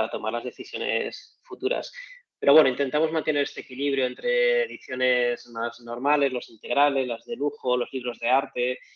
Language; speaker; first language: Spanish; native; Spanish